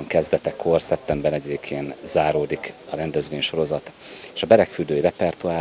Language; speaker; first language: Hungarian; native; Hungarian